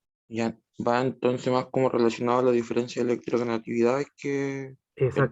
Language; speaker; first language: Spanish; native; Spanish